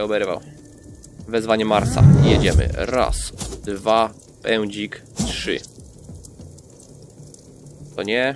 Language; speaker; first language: Polish; native; Polish